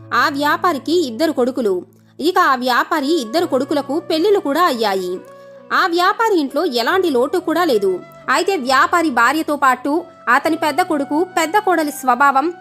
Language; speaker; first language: Telugu; native; Telugu